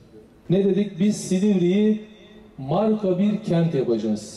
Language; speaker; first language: Turkish; native; Turkish